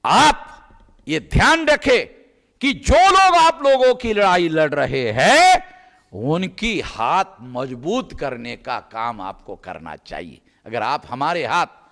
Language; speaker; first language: Hindi; non-native, local second language; Marathi